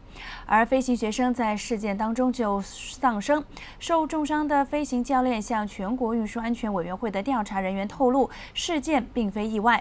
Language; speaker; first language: Chinese; non-native, local second language; Cantonese